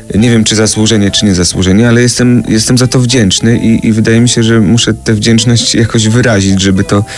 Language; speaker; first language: Polish; native; Polish